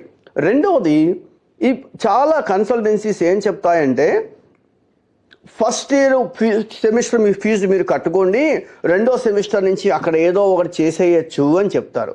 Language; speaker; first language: Telugu; native; Telugu